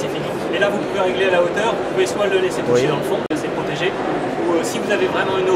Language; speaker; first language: French; native; French